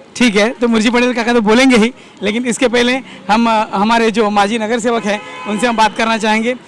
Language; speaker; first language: Hindi; non-native, local second language; Marathi